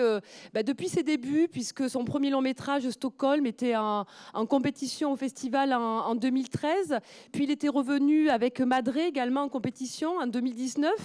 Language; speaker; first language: French; native; French